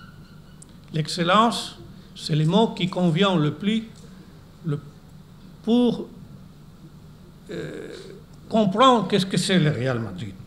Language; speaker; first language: French; non-native, fluent; Spanish